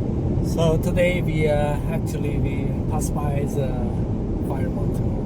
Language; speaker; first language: English; non-native, learner; Chinese